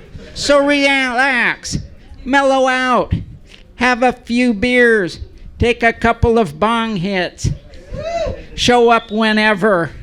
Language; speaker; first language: English; native; English